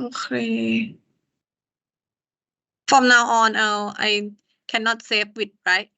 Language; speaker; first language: English; non-native, learner; Thai